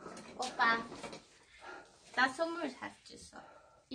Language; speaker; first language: Korean; non-native, learner; Swedish